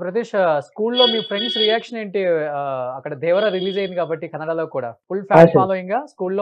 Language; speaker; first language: Telugu; native; Telugu